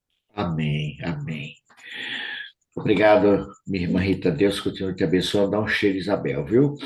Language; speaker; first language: Portuguese; native; Portuguese